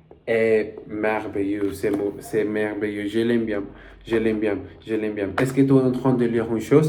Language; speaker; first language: French; non-native, learner; Spanish